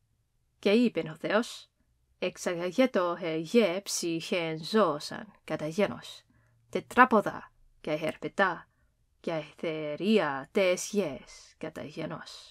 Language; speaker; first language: Greek; non-native, fluent; English